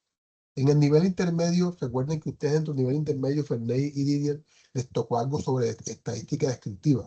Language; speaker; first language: Spanish; native; Spanish